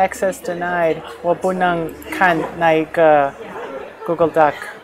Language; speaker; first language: Chinese; non-native, learner; English